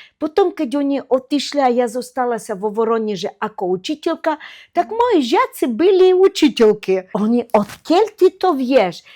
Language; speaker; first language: Slovak; non-native, fluent; Russian